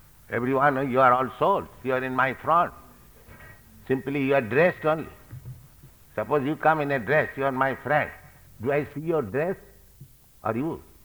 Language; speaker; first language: English; non-native, local second language; Bangla